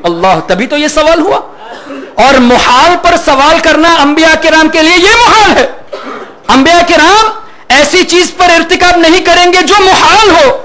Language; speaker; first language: Urdu; non-native, fluent; Memoni